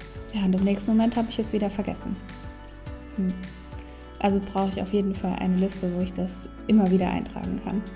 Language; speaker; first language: German; native; German